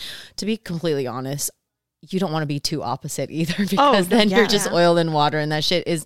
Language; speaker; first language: English; non-native, fluent; Samoan